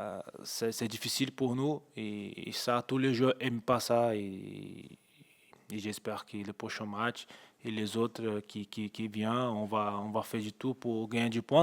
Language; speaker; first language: French; non-native, fluent; Portuguese